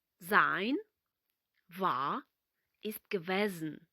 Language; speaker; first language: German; non-native, fluent; Ukrainian